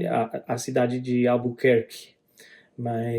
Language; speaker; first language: Portuguese; non-native, fluent; English